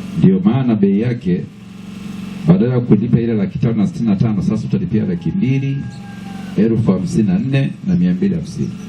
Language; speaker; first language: Swahili; native; Swahili